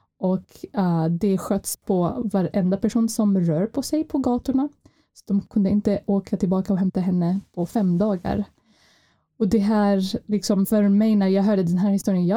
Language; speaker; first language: Swedish; non-native, fluent; Arabic